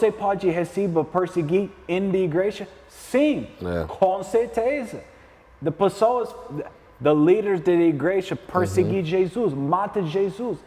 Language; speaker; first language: Portuguese; non-native, learner; English